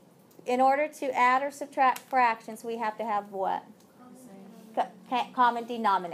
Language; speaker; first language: English; native; English